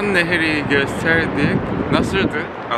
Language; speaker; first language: Turkish; non-native, learner; Korean